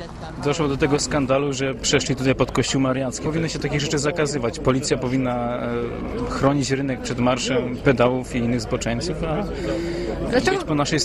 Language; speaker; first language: Polish; native; Polish